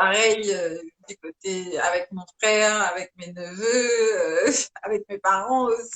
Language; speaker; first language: French; native; French